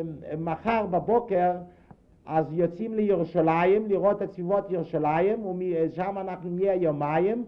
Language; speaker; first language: Hebrew; non-native, fluent; Yiddish